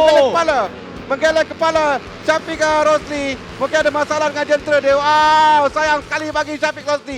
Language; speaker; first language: Malay; native; Malay